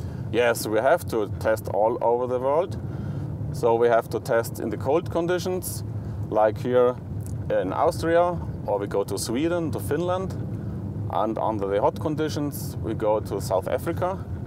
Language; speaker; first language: English; non-native, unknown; German